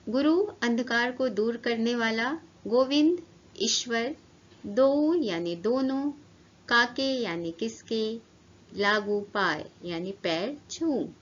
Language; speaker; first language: Hindi; native; Hindi